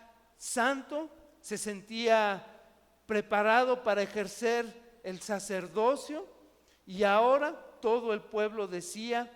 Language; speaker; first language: Spanish; native; Spanish